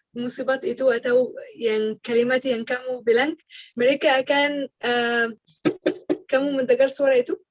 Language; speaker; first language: Indonesian; non-native, learner; Arabic